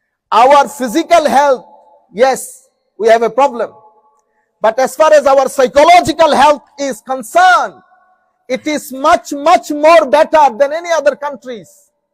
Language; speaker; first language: English; non-native, local second language; Bangla